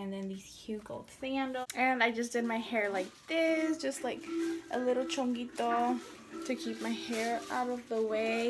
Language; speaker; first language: English; early bilingual, other home language; Spanish